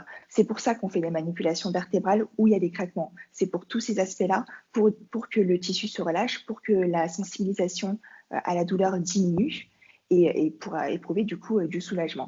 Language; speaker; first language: French; native; French